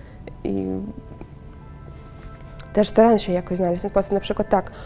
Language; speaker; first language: Polish; non-native, fluent; Russian